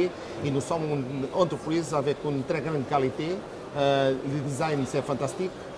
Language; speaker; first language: French; non-native, fluent; Portuguese